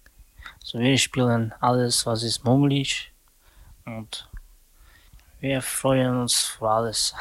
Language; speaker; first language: German; non-native, learner; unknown